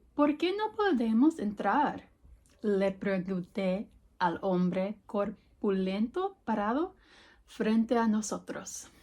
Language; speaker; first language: Spanish; non-native, learner; English